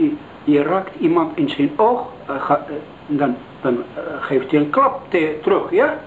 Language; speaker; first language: Dutch; non-native, learner; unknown